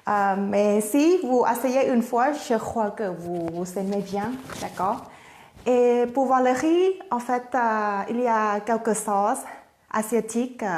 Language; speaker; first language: French; non-native, fluent; Thai